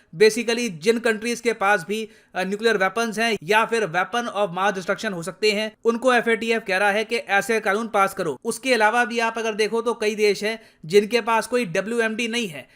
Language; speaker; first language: Hindi; native; Hindi